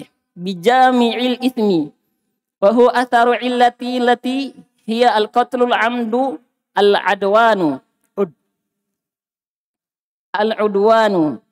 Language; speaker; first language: Arabic; non-native, learner; Indonesian